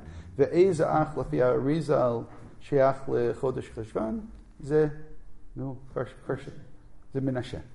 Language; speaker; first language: Hebrew; non-native, fluent; English